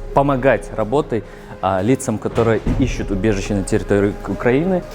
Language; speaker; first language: Russian; non-native, local second language; Tajik